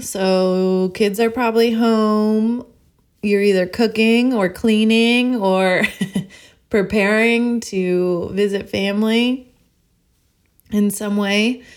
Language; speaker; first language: English; native; English